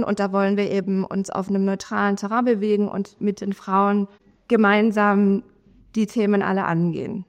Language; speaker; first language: German; native; German